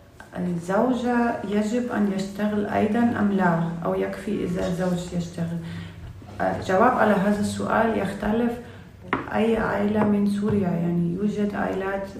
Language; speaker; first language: Arabic; non-native, learner; Russian